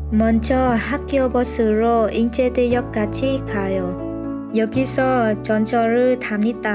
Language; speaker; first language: Korean; non-native, learner; Vietnamese